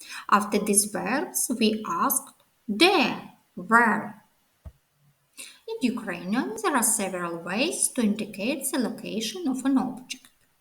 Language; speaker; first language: English; non-native, fluent; Ukrainian